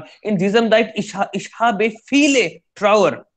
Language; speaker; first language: German; non-native, learner; Hindi